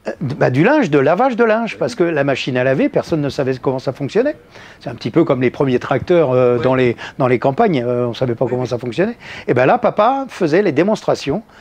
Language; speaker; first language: French; native; French